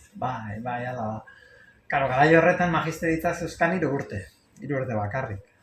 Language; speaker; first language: Basque; non-native, local second language; Spanish